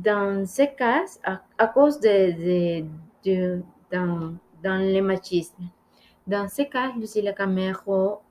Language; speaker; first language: French; non-native, learner; Spanish